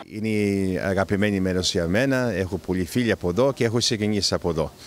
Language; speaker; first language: Greek; early bilingual, heritage; Greek